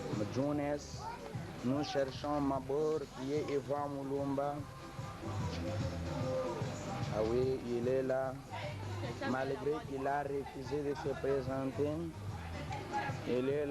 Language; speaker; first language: French; non-native, local second language; Swahili